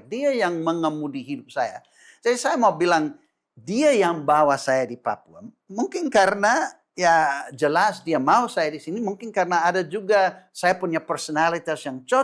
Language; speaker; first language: Indonesian; non-native, fluent; English